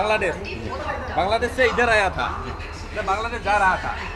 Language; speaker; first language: Hindi; non-native, local second language; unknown